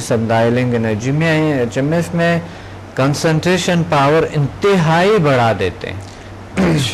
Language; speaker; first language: Urdu; non-native, local second language; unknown